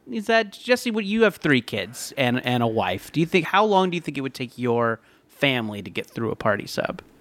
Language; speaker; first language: English; native; English